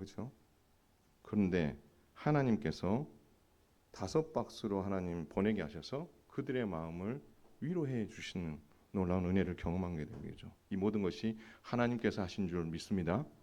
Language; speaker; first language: Korean; native; Korean